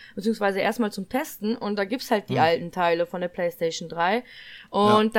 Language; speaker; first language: German; early bilingual, other home language; Polish